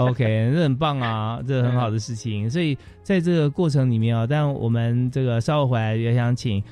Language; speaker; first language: Chinese; native; Chinese